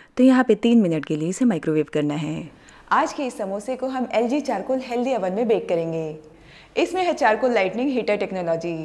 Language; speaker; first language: Hindi; native; Hindi